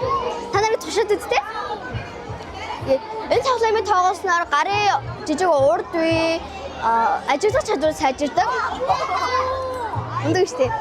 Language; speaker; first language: Mongolian; native; Mongolian